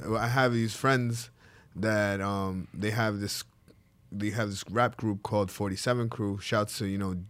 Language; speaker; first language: English; early bilingual, other home language; Spanish